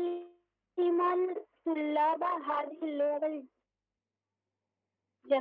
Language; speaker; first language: Arabic; non-native, learner; Bangla